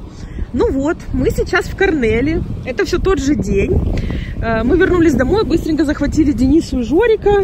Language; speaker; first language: Russian; native; Russian